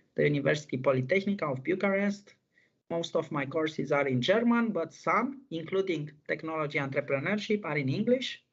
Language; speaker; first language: English; non-native, fluent; Romanian